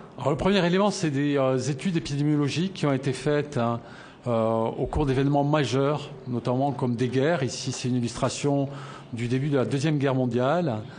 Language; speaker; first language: French; native; French